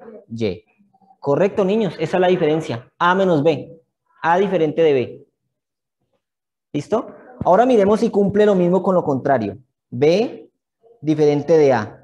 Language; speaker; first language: Spanish; native; Spanish